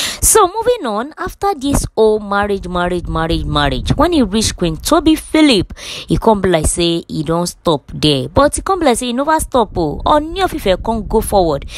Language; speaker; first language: Nigerian Pidgin; non-native, local second language; Yoruba